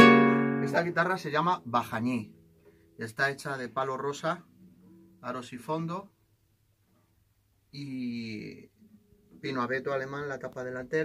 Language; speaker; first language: Spanish; native; Spanish